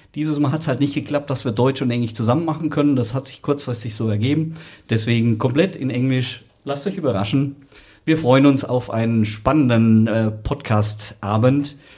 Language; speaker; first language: German; native; German